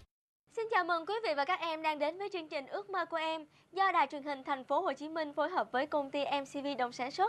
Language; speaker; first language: Vietnamese; native; Vietnamese